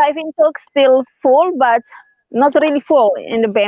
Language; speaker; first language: English; non-native, learner; Indonesian